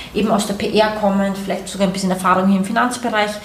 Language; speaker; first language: German; native; German